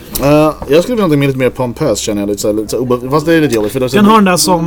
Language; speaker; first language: Swedish; native; Swedish